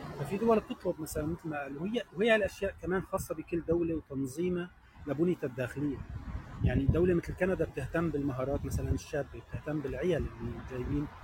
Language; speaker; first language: Arabic; native; Arabic